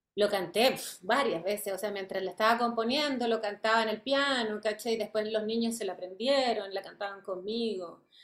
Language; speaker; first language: Spanish; native; Spanish